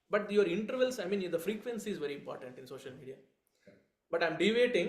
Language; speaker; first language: English; non-native, local second language; Kannada